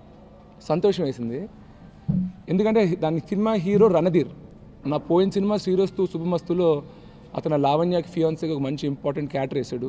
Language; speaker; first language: Telugu; native; Telugu